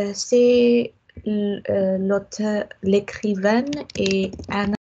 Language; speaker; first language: French; non-native, fluent; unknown